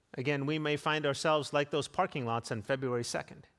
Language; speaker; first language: English; native; English